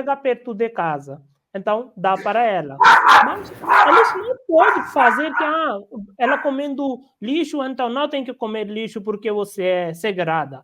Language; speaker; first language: Portuguese; non-native, learner; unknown